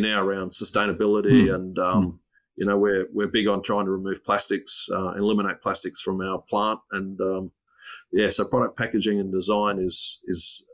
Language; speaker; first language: English; native; English